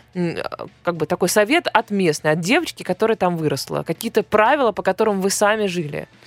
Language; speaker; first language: Russian; native; Russian